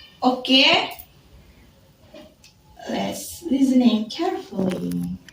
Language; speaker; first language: English; non-native, learner; Indonesian